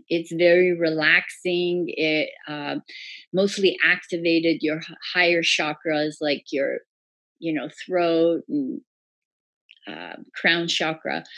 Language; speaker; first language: English; early bilingual, other home language; Persian